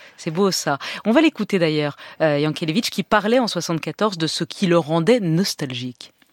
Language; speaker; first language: French; native; French